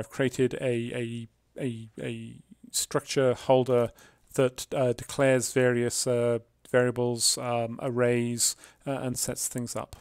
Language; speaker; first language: English; native; English